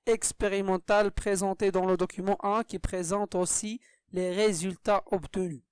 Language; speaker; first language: French; non-native, local second language; Arabic